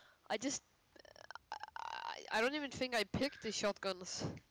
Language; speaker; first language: English; non-native, fluent; Danish